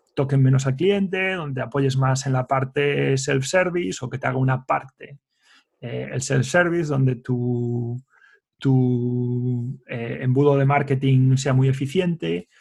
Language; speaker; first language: Spanish; native; Spanish